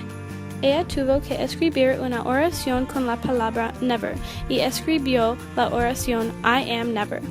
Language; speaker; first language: Spanish; early bilingual, heritage; English